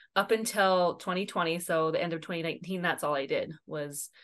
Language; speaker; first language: English; native; English